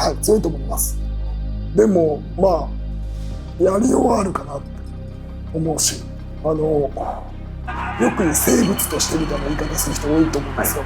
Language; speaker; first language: Japanese; native; Japanese